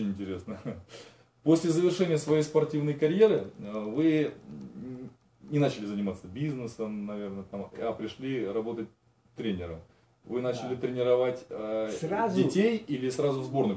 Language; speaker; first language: Russian; native; Russian